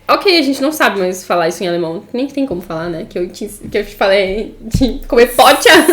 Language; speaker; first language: Portuguese; native; Portuguese